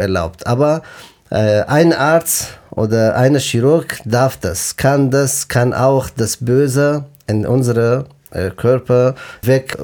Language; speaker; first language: German; non-native, fluent; Kurdish